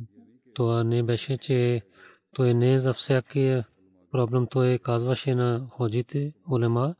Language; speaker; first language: Bulgarian; non-native, learner; Urdu